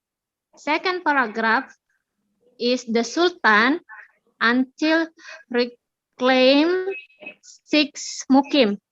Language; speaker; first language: English; non-native, learner; Indonesian